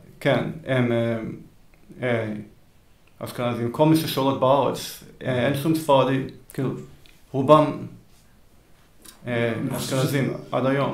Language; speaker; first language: Hebrew; early bilingual, heritage; Hebrew